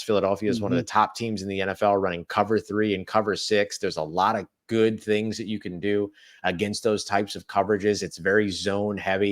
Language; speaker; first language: English; native; English